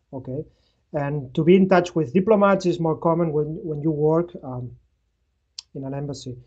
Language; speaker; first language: English; non-native, fluent; Spanish